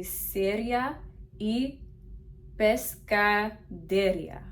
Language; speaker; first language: Spanish; non-native, learner; English